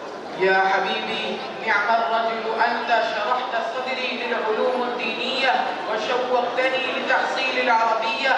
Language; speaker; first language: Arabic; non-native, learner; Urdu